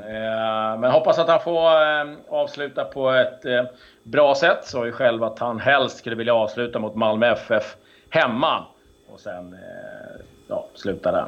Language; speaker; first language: Swedish; native; Swedish